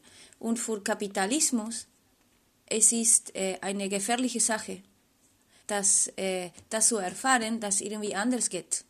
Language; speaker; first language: German; non-native, fluent; Spanish